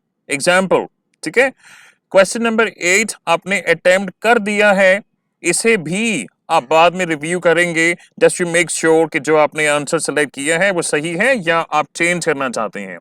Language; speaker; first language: Hindi; native; Hindi